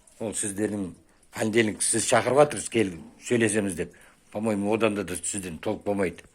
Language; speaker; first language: Kazakh; non-native, local second language; Uzbek